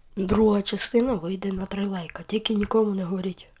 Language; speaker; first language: Ukrainian; native; Ukrainian